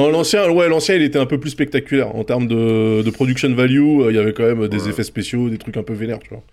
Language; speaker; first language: French; native; French